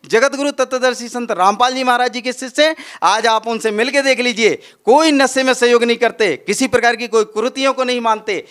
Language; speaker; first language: Hindi; native; Hindi